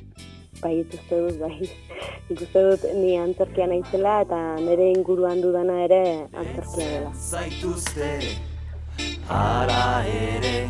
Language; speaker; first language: Basque; native; Basque